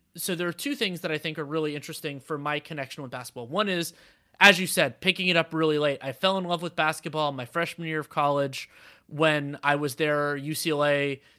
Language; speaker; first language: English; native; English